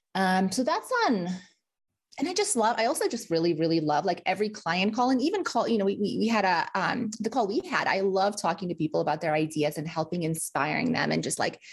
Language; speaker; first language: English; early bilingual, other home language; Russian